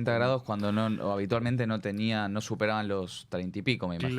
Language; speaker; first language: Spanish; native; Spanish